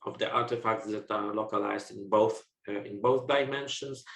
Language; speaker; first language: English; non-native, fluent; Polish